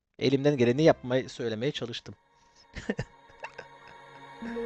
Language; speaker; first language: Turkish; early bilingual, heritage; Turkish